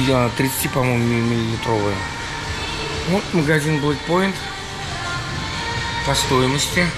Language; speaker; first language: Russian; native; Russian